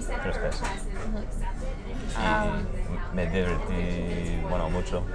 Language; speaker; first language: Spanish; non-native, fluent; English